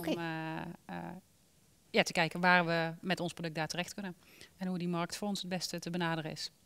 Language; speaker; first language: Dutch; native; Dutch